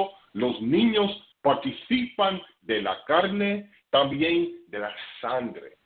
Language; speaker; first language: Spanish; non-native, fluent; English